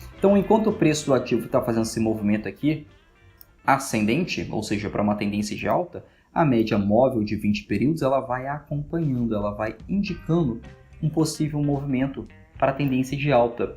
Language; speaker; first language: Portuguese; native; Portuguese